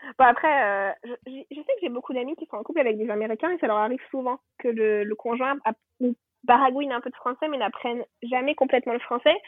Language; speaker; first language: French; native; French